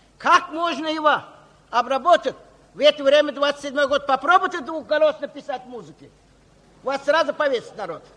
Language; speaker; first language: Russian; non-native, local second language; Uzbek